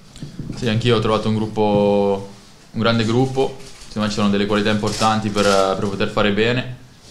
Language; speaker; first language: Italian; native; Italian